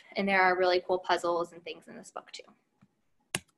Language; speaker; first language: English; native; English